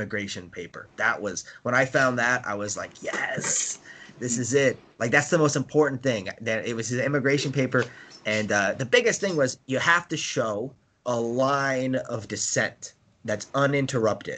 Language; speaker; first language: English; native; English